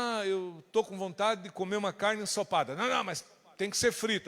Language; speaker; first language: Portuguese; native; Portuguese